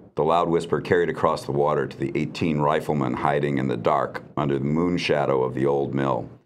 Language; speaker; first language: English; native; English